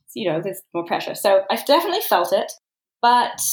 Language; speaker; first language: English; native; English